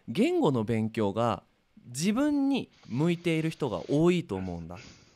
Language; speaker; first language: Japanese; native; Japanese